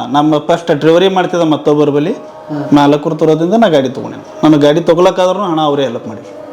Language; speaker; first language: Kannada; native; Kannada